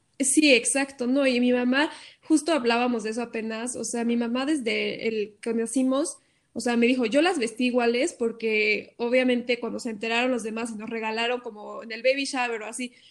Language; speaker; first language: Spanish; non-native, fluent; Norwegian